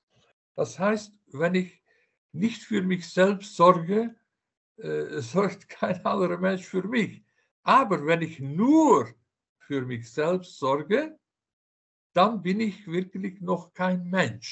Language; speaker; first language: German; non-native, fluent; Dutch